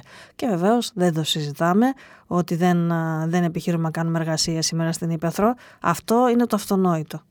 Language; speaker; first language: Greek; native; Greek